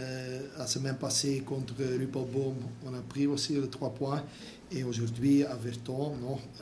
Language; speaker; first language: French; non-native, local second language; Dutch